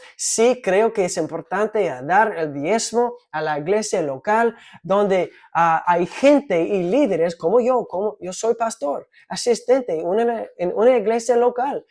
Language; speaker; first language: Spanish; non-native, fluent; English